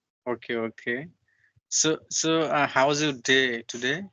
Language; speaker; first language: English; non-native, learner; Bangla